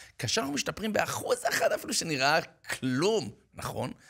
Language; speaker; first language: Hebrew; native; Hebrew